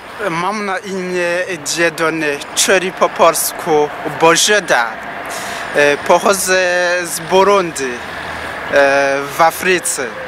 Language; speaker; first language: Polish; non-native, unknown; Rundi